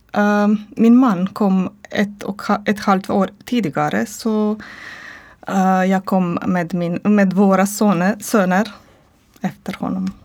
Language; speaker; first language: Swedish; non-native, learner; Croatian